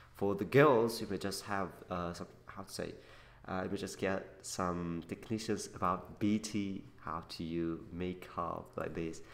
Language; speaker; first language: English; non-native, learner; Uzbek